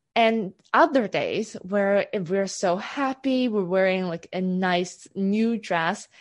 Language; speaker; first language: English; non-native, local second language; Cantonese